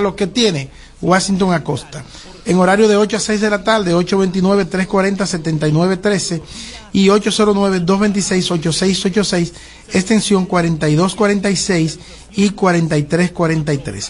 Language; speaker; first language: Spanish; native; Spanish